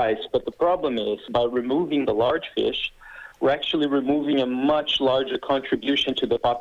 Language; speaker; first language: English; non-native, fluent; Portuguese